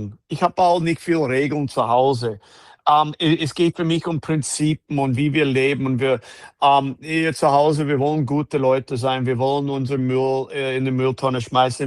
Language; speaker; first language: German; non-native, fluent; English